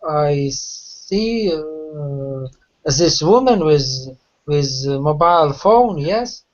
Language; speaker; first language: English; non-native, learner; Russian